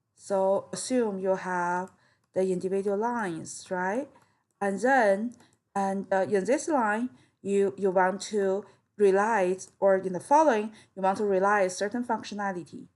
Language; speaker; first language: English; non-native, fluent; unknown